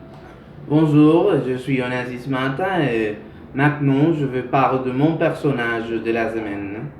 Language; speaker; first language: French; non-native, learner; Spanish